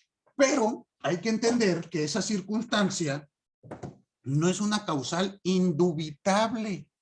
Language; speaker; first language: Spanish; native; Spanish